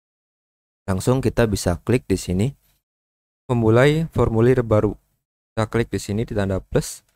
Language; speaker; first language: Indonesian; native; Indonesian